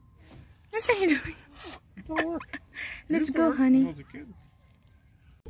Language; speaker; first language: English; non-native, local second language; Filipino